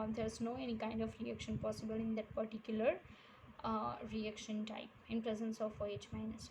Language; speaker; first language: English; non-native, local second language; Gujarati